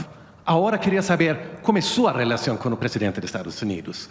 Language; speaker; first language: Spanish; non-native, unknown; Swedish